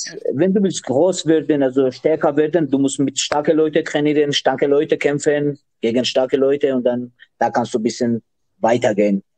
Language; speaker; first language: German; non-native, learner; Georgian